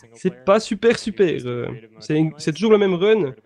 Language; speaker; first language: French; native; French